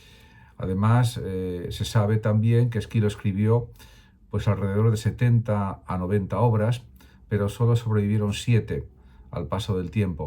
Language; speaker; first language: Spanish; native; Spanish